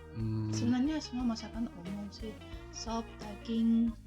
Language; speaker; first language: Indonesian; non-native, fluent; Russian